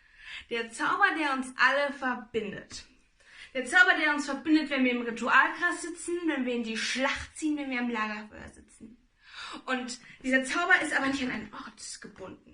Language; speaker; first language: German; native; German